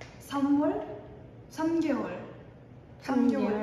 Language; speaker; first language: Korean; non-native, learner; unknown